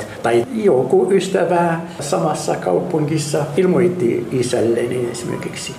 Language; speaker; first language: Finnish; non-native, fluent; Arabic